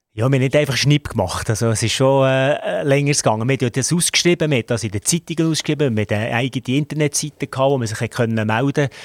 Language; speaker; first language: German; native; German